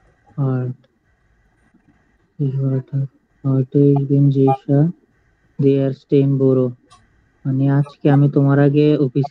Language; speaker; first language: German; non-native, learner; Bangla